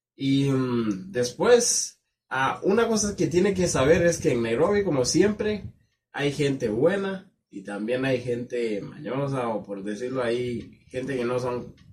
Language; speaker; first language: Spanish; non-native, fluent; Swahili